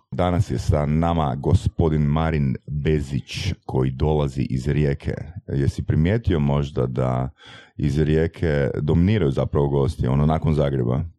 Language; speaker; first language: Croatian; native; Croatian